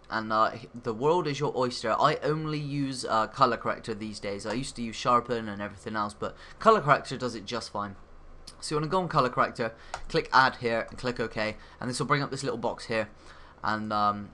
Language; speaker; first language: English; native; English